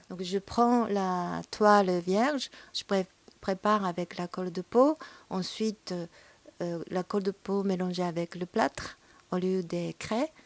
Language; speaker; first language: French; non-native, fluent; Japanese